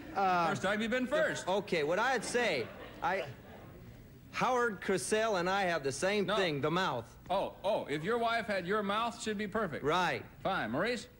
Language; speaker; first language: English; native; English